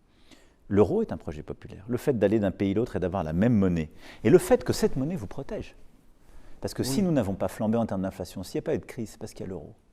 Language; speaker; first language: French; native; French